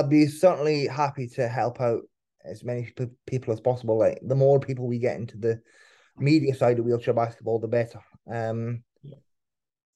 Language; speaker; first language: English; native; English